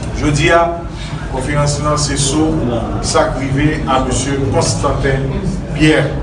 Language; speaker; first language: French; non-native, local second language; Haitian Creole